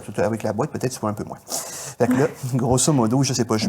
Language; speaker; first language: French; native; French